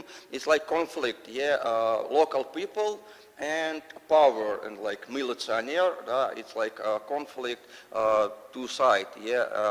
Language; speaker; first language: English; non-native, learner; Russian